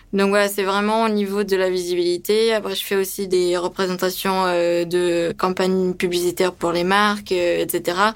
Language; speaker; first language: French; early bilingual, other home language; Romanian